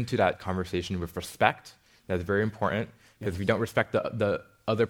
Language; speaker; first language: English; native; English